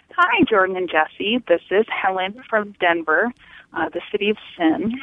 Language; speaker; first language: English; native; English